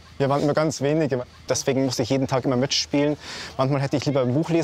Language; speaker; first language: German; native; German